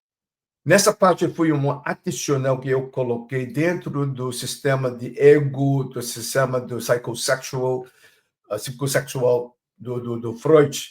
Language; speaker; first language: Portuguese; non-native, fluent; Chinese